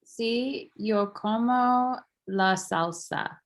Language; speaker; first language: Spanish; non-native, learner; English